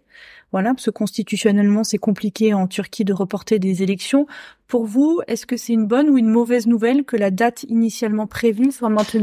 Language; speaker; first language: French; native; French